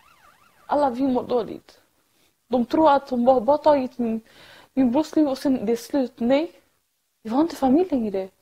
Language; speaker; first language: Swedish; early bilingual, other home language; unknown